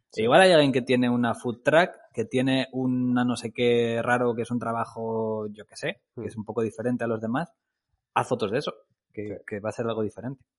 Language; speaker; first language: Spanish; native; Spanish